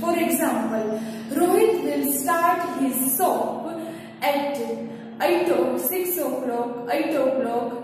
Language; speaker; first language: English; non-native, local second language; Gujarati